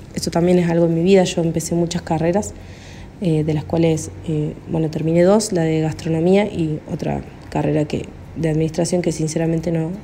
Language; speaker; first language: Spanish; native; Spanish